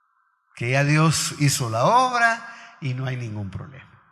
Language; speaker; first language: Spanish; native; Spanish